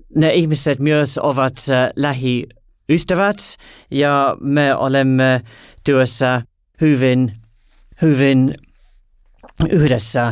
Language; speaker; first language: Finnish; non-native, learner; English